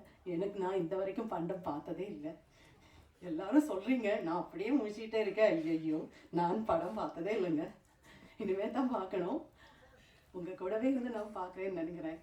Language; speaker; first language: Tamil; non-native, fluent; Malayalam